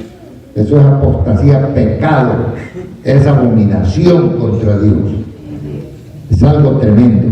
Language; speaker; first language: Spanish; native; Spanish